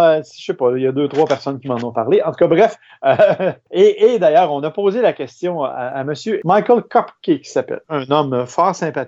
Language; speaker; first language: French; native; French